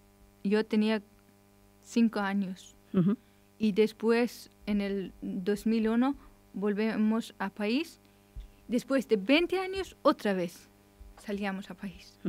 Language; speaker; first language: Spanish; non-native, learner; Persian